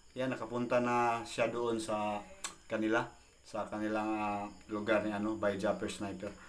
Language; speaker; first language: Filipino; non-native, local second language; Cebuano